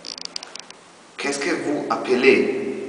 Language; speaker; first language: French; non-native, learner; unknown